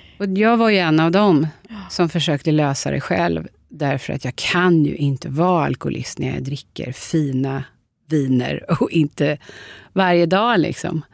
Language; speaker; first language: Swedish; native; Swedish